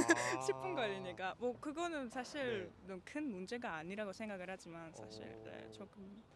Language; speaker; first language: Korean; non-native, fluent; Georgian